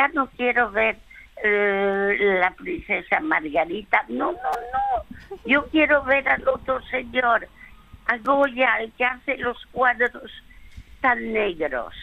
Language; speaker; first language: Spanish; early bilingual, other home language; French